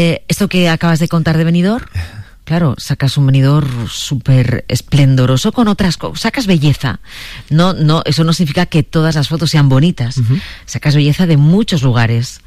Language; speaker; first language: Spanish; native; Spanish